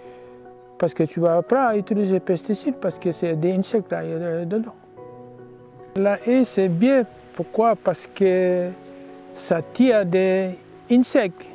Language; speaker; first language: French; non-native, local second language; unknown